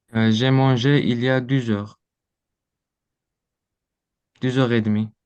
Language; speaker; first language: French; non-native, learner; Azerbaijani